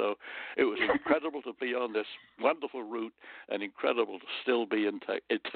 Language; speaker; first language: English; native; English